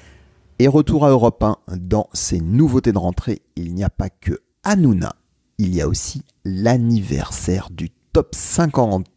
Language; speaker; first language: French; native; French